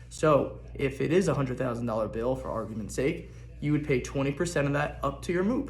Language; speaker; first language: English; native; English